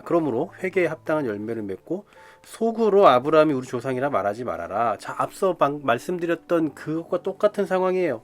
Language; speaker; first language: Korean; native; Korean